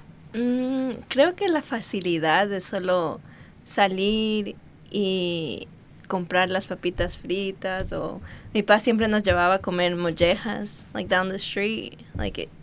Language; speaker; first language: Spanish; early bilingual, heritage; Spanish